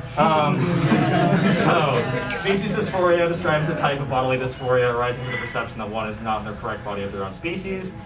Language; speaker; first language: English; native; English